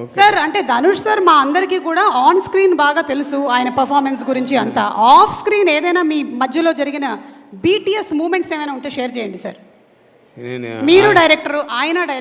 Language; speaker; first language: Telugu; native; Telugu